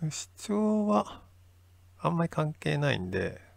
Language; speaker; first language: Japanese; native; Japanese